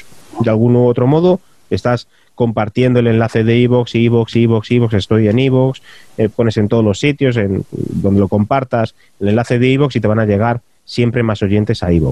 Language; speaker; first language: Spanish; native; Spanish